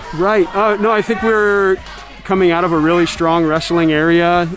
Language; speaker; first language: English; native; English